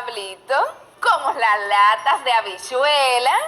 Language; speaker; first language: Spanish; native; Spanish